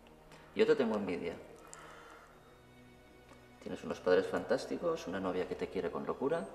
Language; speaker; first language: Spanish; native; Spanish